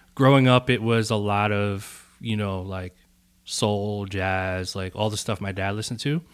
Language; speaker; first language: English; native; English